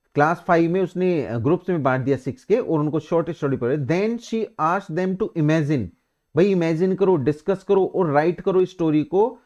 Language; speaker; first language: Hindi; native; Hindi